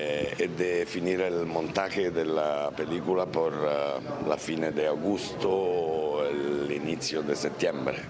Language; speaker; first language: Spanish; non-native, learner; Italian